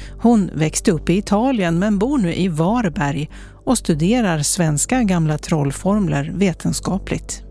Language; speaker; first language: Swedish; native; Swedish